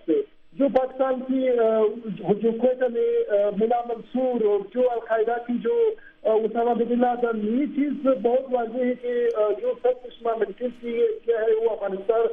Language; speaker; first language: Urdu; non-native, fluent; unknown